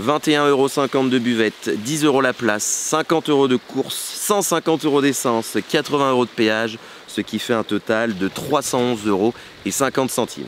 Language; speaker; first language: French; native; French